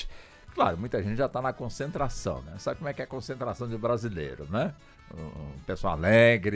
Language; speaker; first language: Portuguese; native; Portuguese